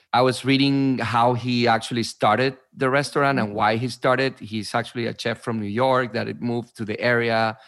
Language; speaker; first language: English; non-native, fluent; Spanish